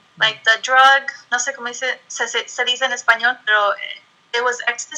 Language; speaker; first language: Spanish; early bilingual, heritage; English